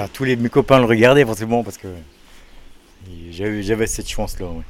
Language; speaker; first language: French; native; French